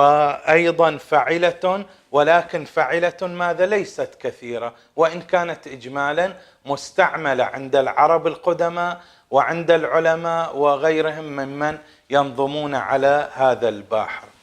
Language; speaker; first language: Arabic; native; Arabic